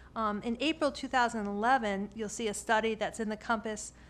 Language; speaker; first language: English; native; English